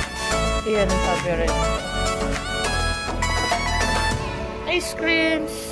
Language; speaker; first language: English; non-native, learner; Filipino